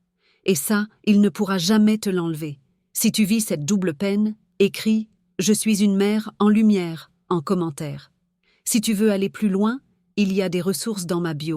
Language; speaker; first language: French; native; French